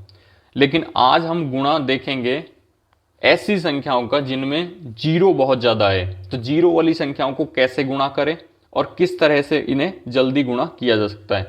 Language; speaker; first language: Hindi; native; Hindi